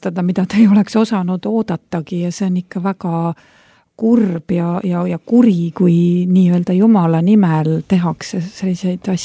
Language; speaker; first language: Estonian; native; Estonian